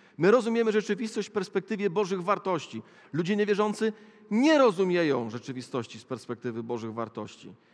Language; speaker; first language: Polish; native; Polish